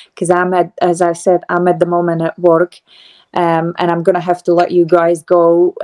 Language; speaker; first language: English; non-native, fluent; Slovak